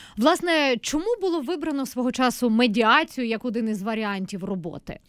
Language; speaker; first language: Ukrainian; native; Ukrainian